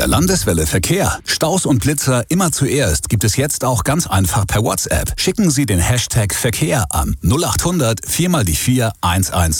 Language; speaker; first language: German; native; German